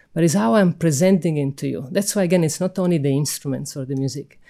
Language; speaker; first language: English; non-native, fluent; Italian